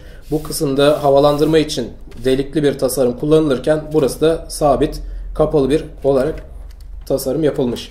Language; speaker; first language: Turkish; native; Turkish